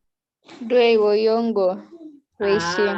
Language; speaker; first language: Chinese; non-native, learner; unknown